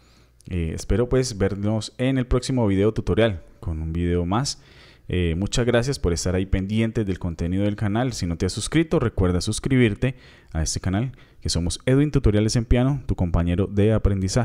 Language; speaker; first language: Spanish; native; Spanish